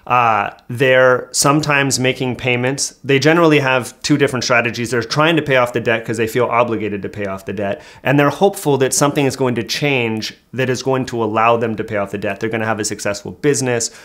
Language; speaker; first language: English; native; English